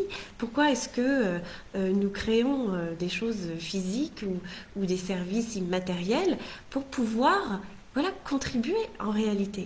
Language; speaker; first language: French; native; French